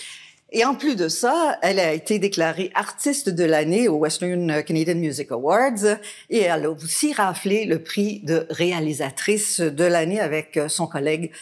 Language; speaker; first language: French; native; French